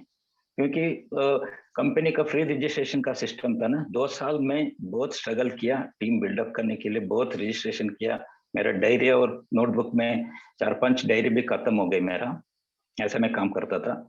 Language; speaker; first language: Hindi; non-native, local second language; Kannada